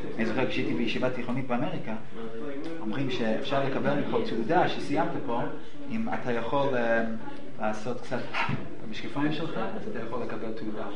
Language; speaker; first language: Hebrew; non-native, fluent; English